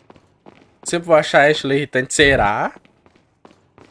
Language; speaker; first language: Portuguese; native; Portuguese